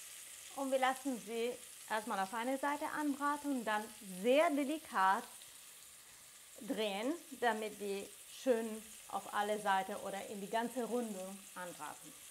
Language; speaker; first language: German; non-native, fluent; Italian